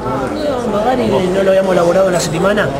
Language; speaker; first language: Italian; non-native, fluent; Spanish